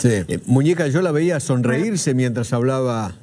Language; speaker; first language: Spanish; native; Spanish